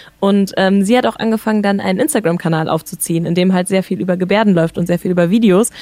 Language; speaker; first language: German; native; German